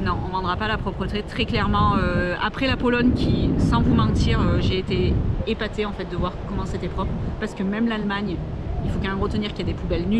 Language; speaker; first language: French; native; French